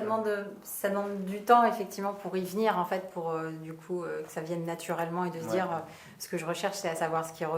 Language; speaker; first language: French; native; French